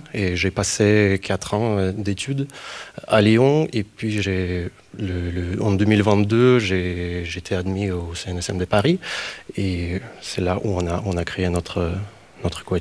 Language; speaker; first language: French; non-native, fluent; Ukrainian